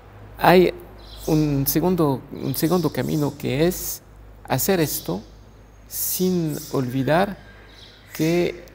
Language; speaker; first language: Spanish; non-native, fluent; French